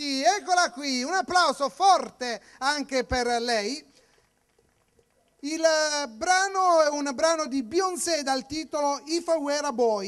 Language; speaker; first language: Italian; native; Italian